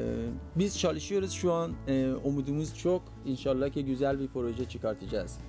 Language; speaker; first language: Turkish; non-native, fluent; Persian